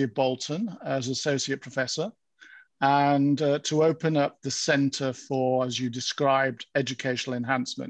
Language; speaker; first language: English; native; English